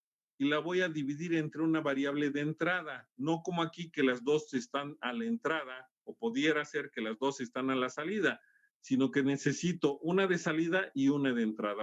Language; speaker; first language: Spanish; native; Spanish